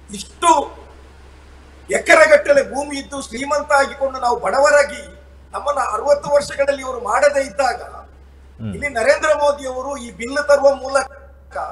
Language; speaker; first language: Kannada; non-native, local second language; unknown